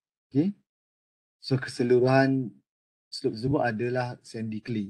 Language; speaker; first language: English; non-native, local second language; Malay